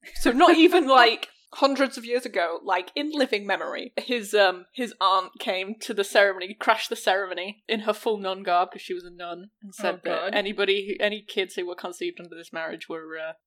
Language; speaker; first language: English; native; English